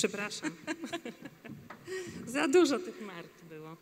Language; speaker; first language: Polish; native; Polish